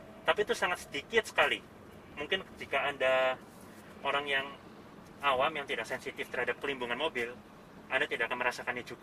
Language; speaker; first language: Indonesian; native; Indonesian